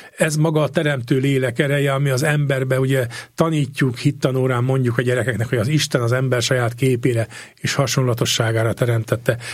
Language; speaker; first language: Hungarian; native; Hungarian